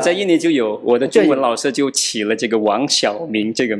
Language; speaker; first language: Chinese; non-native, fluent; Madurese